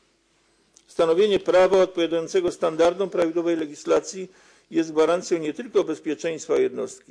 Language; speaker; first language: Polish; native; Polish